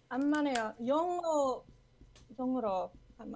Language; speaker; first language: Korean; non-native, learner; English